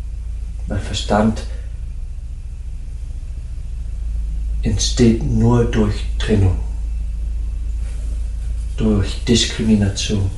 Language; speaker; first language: German; non-native, fluent; Dutch